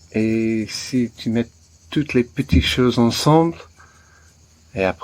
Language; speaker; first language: French; non-native, learner; English